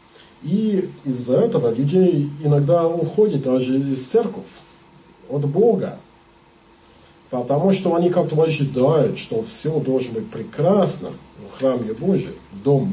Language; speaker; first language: Russian; non-native, learner; English